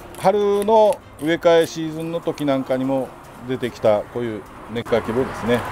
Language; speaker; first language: Japanese; native; Japanese